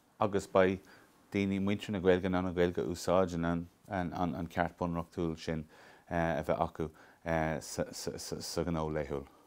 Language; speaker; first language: Irish; non-native, local second language; English